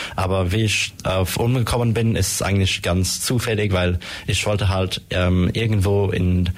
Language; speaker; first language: German; non-native, fluent; French